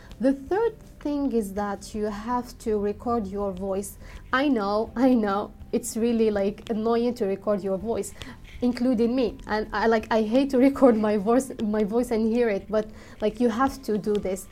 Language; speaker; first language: English; non-native, fluent; Arabic